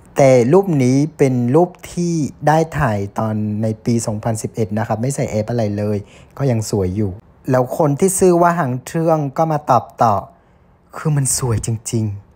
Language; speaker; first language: Thai; non-native, fluent; Vietnamese